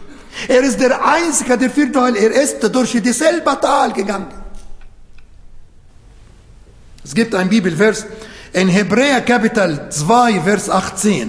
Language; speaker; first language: German; non-native, fluent; Arabic